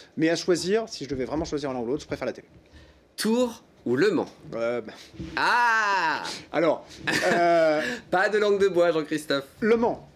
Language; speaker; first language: French; native; French